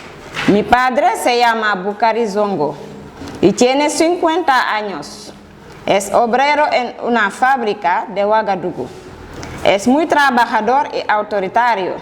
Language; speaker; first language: Spanish; non-native, fluent; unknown